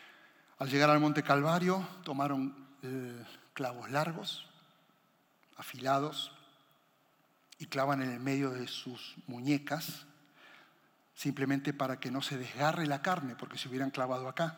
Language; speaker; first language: Spanish; native; Spanish